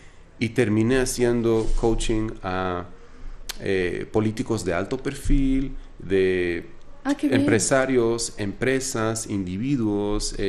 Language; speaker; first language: Spanish; non-native, fluent; Arabic